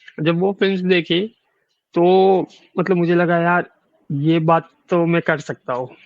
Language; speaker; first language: Hindi; non-native, local second language; Gujarati